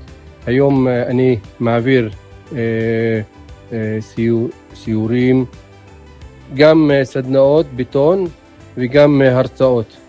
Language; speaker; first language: Hebrew; non-native, local second language; Arabic